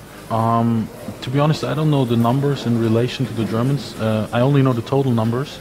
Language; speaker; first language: English; non-native, fluent; German